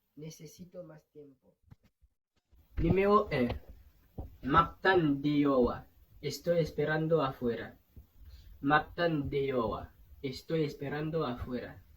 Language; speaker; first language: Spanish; non-native, fluent; Haitian Creole